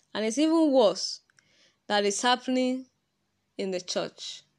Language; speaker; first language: English; non-native, local second language; Yoruba